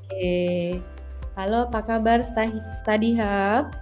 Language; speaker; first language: Indonesian; native; Indonesian